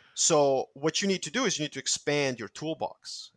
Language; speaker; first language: English; non-native, fluent; Serbian